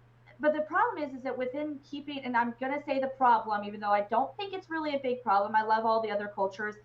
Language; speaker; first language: English; native; English